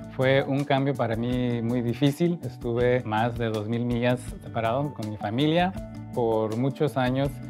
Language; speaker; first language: Spanish; early bilingual, heritage; Spanish